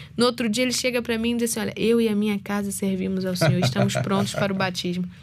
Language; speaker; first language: Portuguese; native; Portuguese